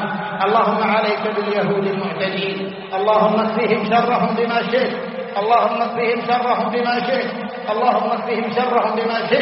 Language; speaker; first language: Arabic; native; Arabic